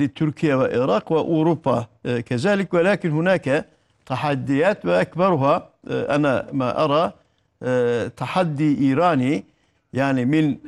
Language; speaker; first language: Arabic; non-native, fluent; Turkish